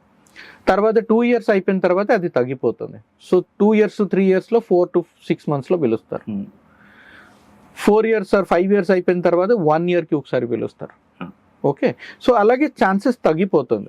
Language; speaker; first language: Telugu; non-native, learner; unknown